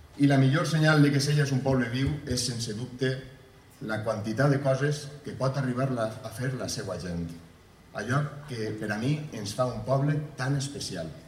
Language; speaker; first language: Catalan; native; Catalan